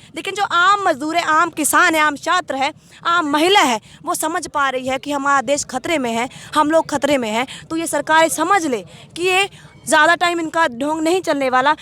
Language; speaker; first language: Hindi; non-native, local second language; Punjabi